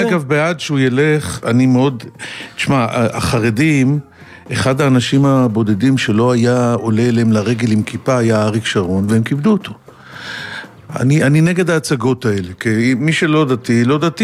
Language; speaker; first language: Hebrew; native; Hebrew